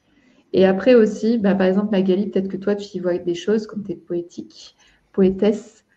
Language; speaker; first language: French; native; French